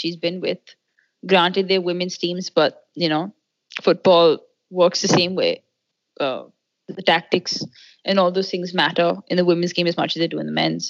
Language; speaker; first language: English; non-native, local second language; Hindi